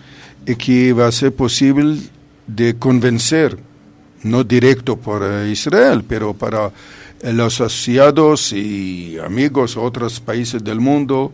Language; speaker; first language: Spanish; non-native, fluent; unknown